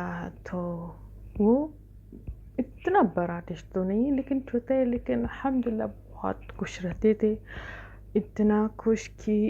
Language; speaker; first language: Hindi; non-native, fluent; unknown